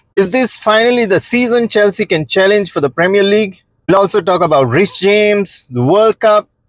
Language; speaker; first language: English; non-native, local second language; Konkani